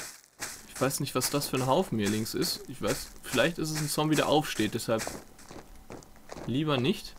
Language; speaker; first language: German; native; German